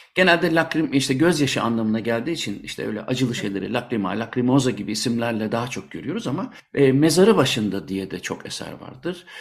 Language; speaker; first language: Turkish; native; Turkish